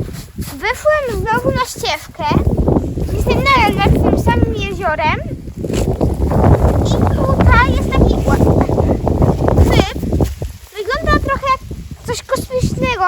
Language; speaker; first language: Polish; early bilingual, heritage; Polish